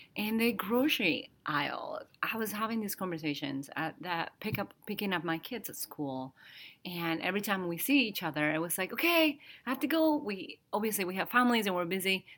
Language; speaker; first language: English; non-native, fluent; Spanish